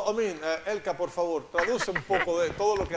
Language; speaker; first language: Spanish; native; Spanish